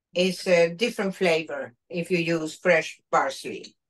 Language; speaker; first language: English; non-native, fluent; Spanish